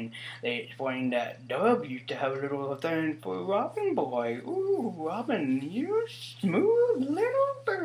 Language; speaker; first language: English; native; English